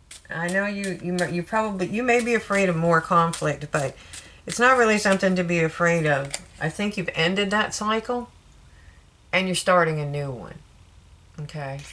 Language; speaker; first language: English; native; English